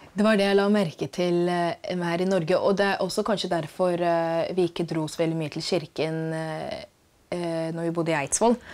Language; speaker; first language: Norwegian; early bilingual, other home language; Kikuyu